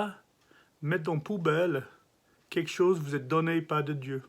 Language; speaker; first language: French; non-native, learner; English